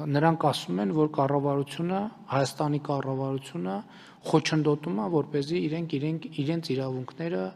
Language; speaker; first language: Armenian; native; Armenian